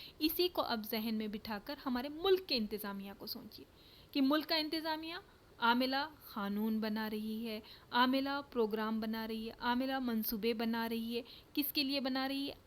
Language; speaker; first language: Urdu; native; Urdu